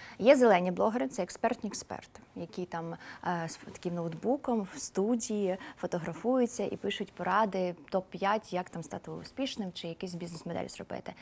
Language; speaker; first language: Ukrainian; non-native, local second language; Russian